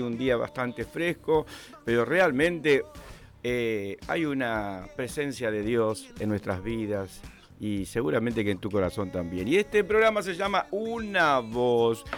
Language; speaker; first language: Spanish; native; Spanish